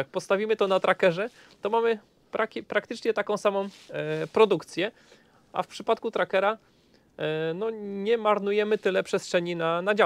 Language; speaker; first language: Polish; native; Polish